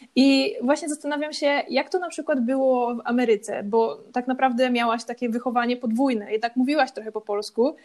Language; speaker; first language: Polish; native; Polish